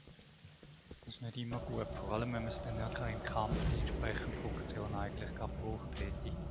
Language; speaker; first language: German; native; German